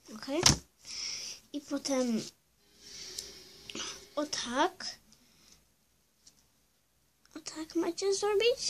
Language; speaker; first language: Polish; early bilingual, heritage; Polish